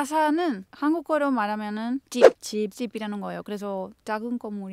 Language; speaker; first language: Korean; non-native, fluent; Spanish